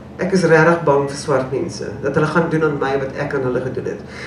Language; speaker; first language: Afrikaans; non-native, local second language; English